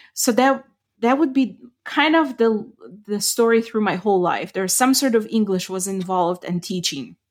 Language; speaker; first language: English; non-native, fluent; Ukrainian